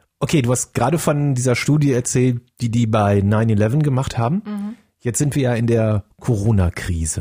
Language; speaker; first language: German; native; German